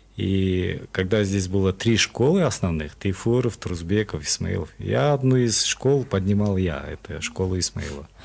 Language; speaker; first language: Russian; non-native, local second language; Kyrgyz